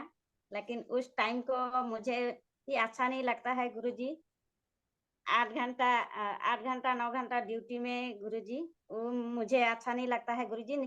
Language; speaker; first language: Hindi; non-native, local second language; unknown